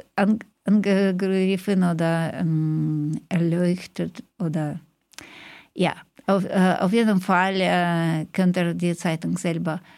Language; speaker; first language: German; non-native, fluent; Russian